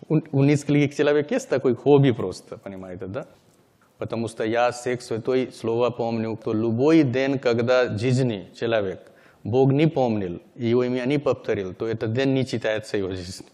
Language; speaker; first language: Russian; non-native, learner; Hindi